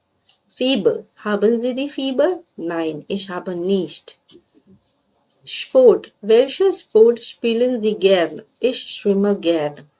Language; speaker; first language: German; non-native, fluent; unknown